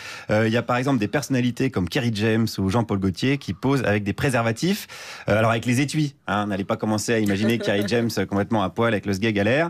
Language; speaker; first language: French; native; French